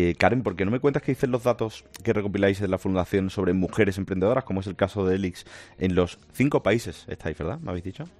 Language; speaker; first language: Spanish; native; Spanish